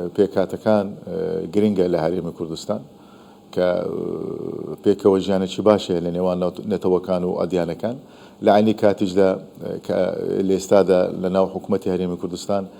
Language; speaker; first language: Central Kurdish; non-native, local second language; Turkish